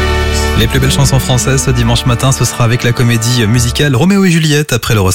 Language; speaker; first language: French; native; French